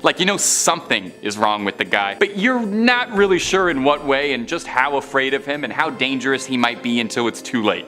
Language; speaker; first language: English; native; English